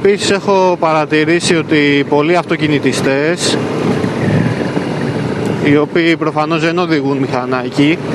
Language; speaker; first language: Greek; native; Greek